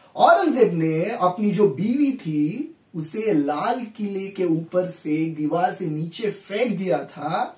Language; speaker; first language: Hindi; non-native, local second language; Marathi